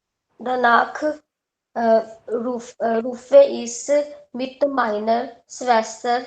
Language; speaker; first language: German; non-native, learner; Hindi